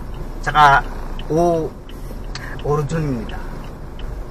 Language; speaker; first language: Korean; non-native, learner; Filipino